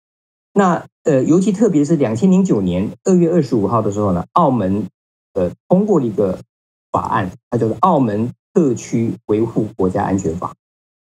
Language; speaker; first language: Chinese; native; Chinese